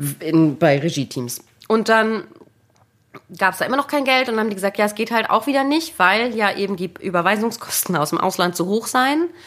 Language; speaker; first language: German; native; German